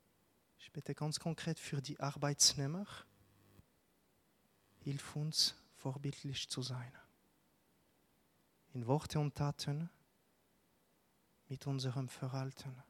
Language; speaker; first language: German; non-native, local second language; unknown